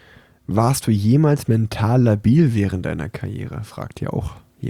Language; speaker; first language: German; native; German